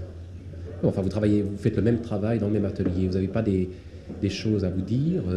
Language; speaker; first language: French; native; French